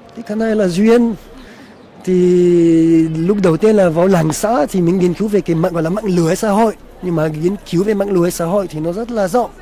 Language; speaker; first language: Vietnamese; non-native, fluent; French